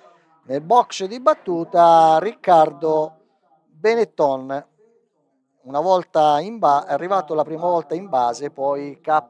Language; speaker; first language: Italian; native; Italian